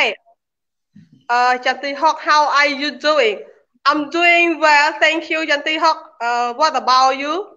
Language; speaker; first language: English; non-native, learner; Khmer